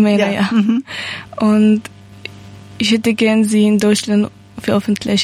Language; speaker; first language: German; non-native, learner; Persian